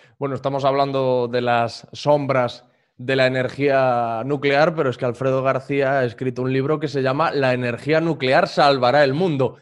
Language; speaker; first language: Spanish; native; Spanish